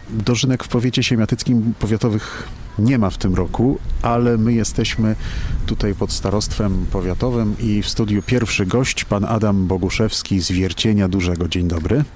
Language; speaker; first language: Polish; native; Polish